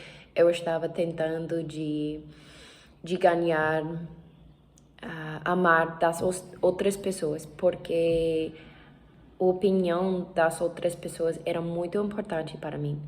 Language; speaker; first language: Portuguese; non-native, learner; English